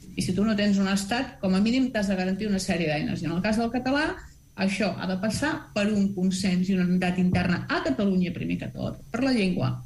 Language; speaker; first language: Catalan; native; Catalan